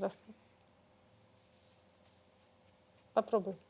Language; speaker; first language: Russian; native; Russian